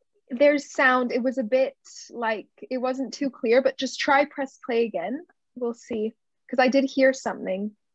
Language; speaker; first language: English; non-native, fluent; Spanish